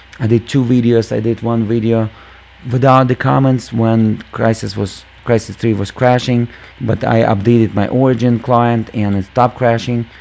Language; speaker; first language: English; non-native, fluent; Russian